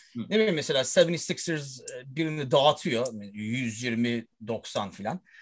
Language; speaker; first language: Turkish; early bilingual, heritage; Turkish